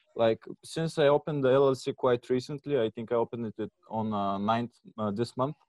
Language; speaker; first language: English; non-native, fluent; Bulgarian